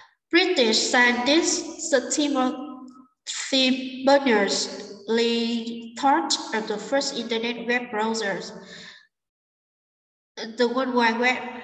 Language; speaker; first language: English; non-native, fluent; Vietnamese